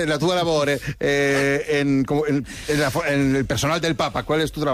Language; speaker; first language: Spanish; native; Spanish